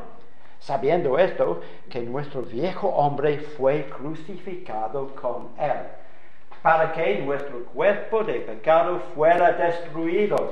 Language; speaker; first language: Spanish; non-native, fluent; English